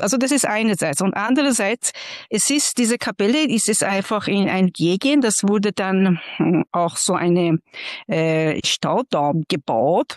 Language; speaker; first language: German; non-native, fluent; Persian